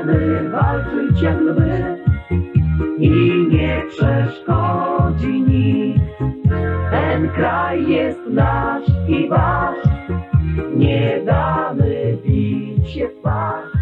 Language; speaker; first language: Polish; native; Polish